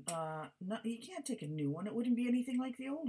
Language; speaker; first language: English; native; English